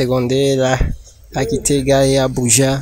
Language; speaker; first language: French; non-native, learner; Rundi